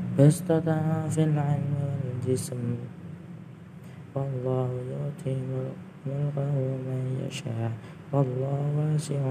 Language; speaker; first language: Arabic; non-native, learner; Indonesian